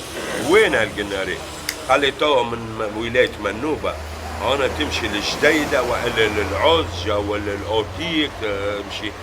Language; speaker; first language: Arabic; native; Arabic